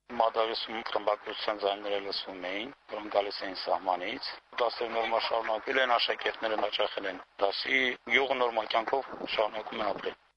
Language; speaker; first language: Armenian; native; Armenian